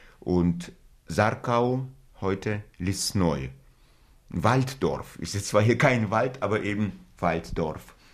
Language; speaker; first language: German; non-native, fluent; Russian